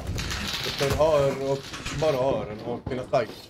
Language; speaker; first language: Swedish; native; Swedish